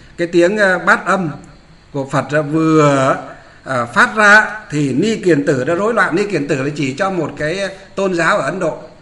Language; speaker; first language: Vietnamese; non-native, local second language; Muong